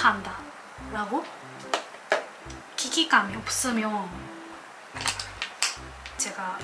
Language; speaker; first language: Korean; non-native, learner; Japanese